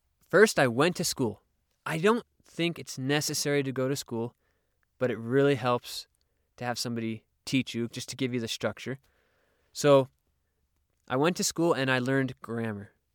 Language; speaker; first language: English; native; English